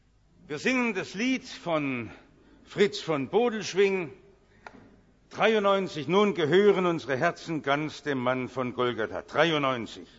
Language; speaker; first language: German; native; German